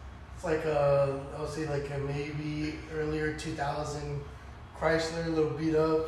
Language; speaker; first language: English; native; English